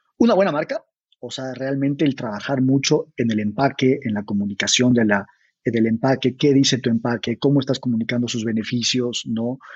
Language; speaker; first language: Spanish; native; Spanish